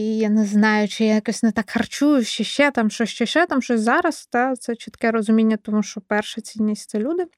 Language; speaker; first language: Ukrainian; non-native, local second language; Russian